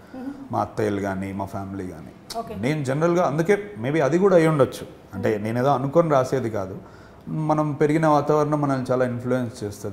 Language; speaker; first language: Telugu; native; Telugu